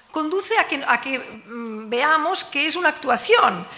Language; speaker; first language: Spanish; non-native, local second language; Catalan